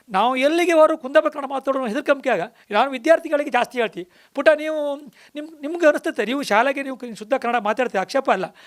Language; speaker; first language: Kannada; native; Kannada